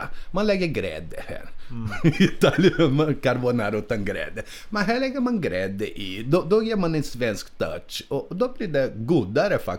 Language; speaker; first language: Swedish; non-native, fluent; Portuguese